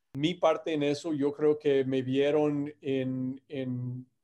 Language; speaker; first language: Spanish; non-native, fluent; English